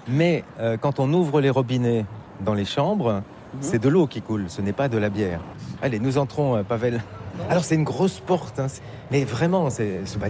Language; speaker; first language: French; native; French